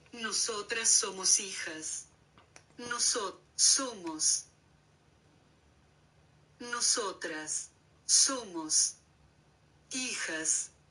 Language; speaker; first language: Spanish; non-native, learner; English